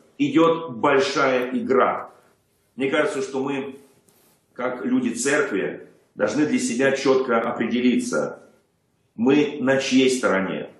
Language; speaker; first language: Russian; native; Russian